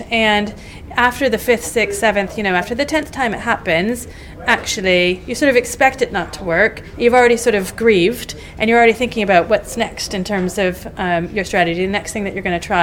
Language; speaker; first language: English; native; English